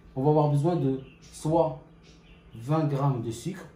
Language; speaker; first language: French; non-native, local second language; Arabic